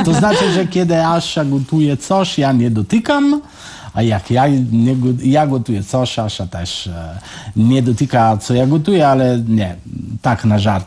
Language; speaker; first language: Polish; non-native, learner; Italian